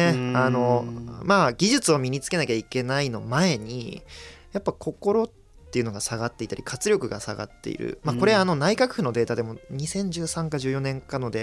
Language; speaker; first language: Japanese; native; Japanese